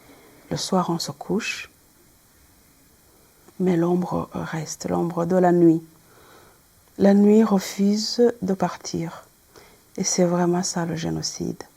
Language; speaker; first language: French; non-native, local second language; Kinyarwanda